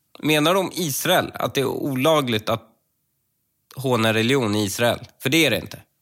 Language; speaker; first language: Swedish; early bilingual, other home language; Persian